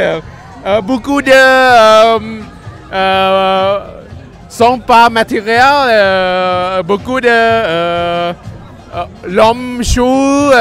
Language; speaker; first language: French; non-native, learner; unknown